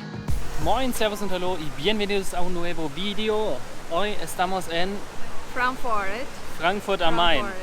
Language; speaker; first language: Spanish; non-native, learner; German